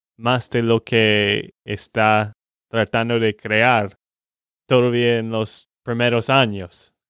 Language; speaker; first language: Spanish; non-native, fluent; English